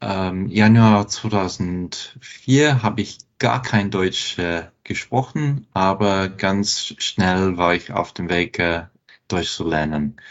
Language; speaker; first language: German; non-native, fluent; English